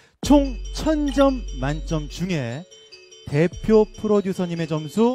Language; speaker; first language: Korean; native; Korean